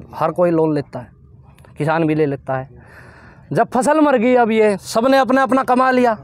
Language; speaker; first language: Hindi; native; Hindi